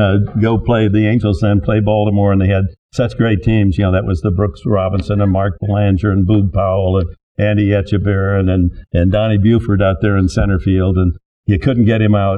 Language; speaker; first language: English; native; English